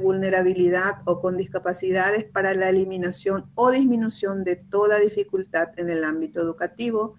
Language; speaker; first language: Spanish; native; Spanish